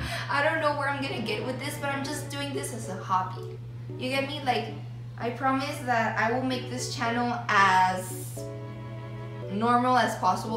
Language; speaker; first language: English; early bilingual, other home language; Spanish